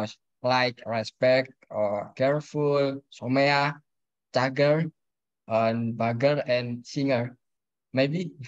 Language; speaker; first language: English; non-native, learner; Indonesian